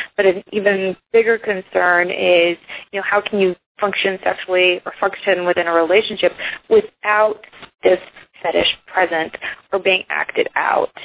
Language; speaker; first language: English; early bilingual, other home language; Icelandic